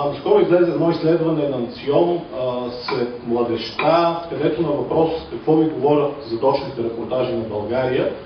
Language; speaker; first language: Bulgarian; native; Bulgarian